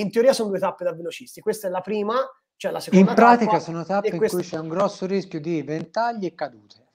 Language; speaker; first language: Italian; native; Italian